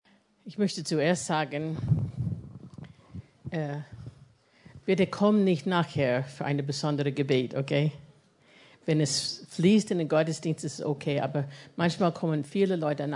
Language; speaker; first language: German; non-native, fluent; English